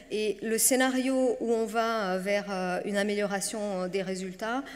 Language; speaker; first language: French; non-native, fluent; Portuguese